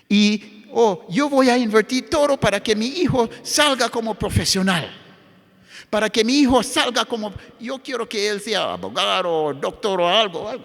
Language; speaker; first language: Spanish; non-native, fluent; English